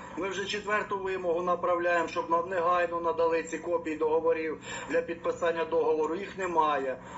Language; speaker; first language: Ukrainian; non-native, local second language; Russian